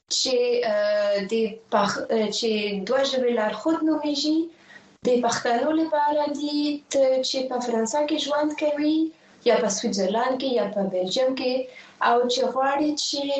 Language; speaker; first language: Pashto; non-native, fluent; French